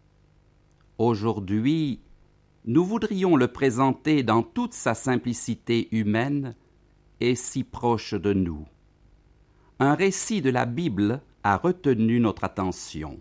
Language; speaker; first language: French; native; French